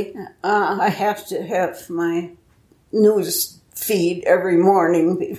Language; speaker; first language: English; native; English